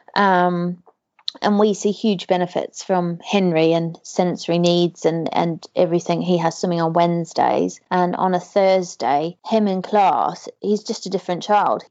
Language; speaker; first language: English; native; English